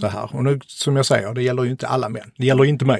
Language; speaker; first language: Swedish; native; Swedish